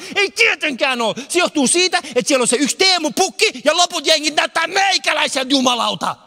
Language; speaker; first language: Finnish; non-native, fluent; Persian